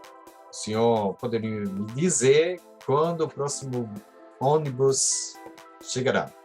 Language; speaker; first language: Portuguese; non-native, fluent; German